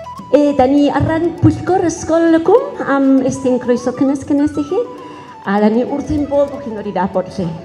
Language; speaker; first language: Welsh; non-native, local second language; Spanish